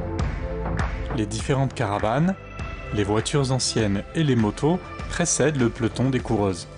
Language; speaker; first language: French; native; French